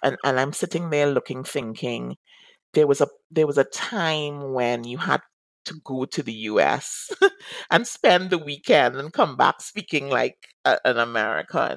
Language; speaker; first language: English; native; English